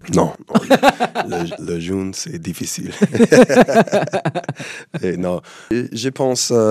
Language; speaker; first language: French; non-native, learner; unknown